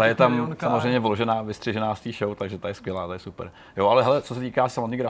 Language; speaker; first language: Czech; native; Czech